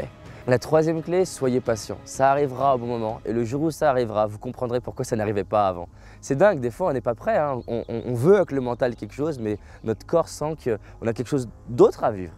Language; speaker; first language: French; native; French